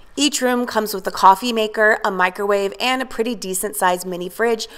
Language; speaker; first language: English; native; English